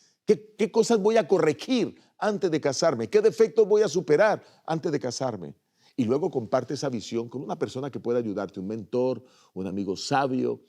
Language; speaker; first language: Spanish; native; Spanish